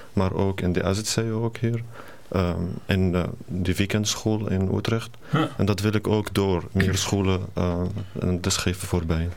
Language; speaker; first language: Dutch; non-native, learner; Arabic